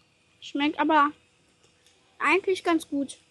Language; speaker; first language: German; native; German